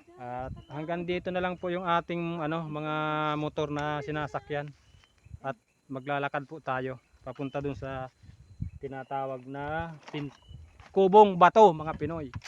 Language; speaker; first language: Filipino; non-native, local second language; Bikol